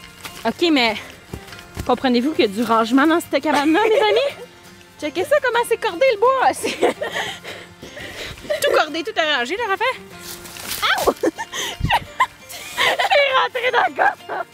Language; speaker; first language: French; native; French